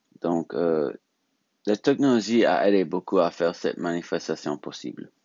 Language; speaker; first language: French; non-native, learner; English